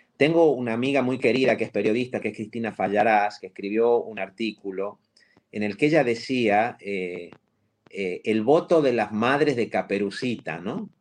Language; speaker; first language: Spanish; native; Spanish